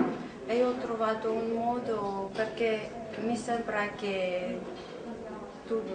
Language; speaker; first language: Italian; non-native, learner; Armenian